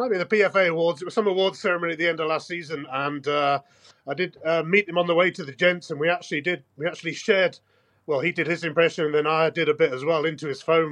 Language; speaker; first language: English; native; English